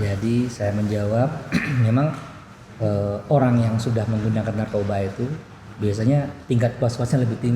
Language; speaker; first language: Indonesian; non-native, local second language; Banjar